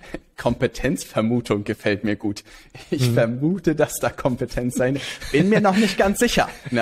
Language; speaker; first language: German; native; German